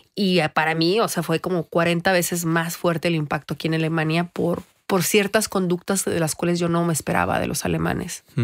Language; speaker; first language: Spanish; native; Spanish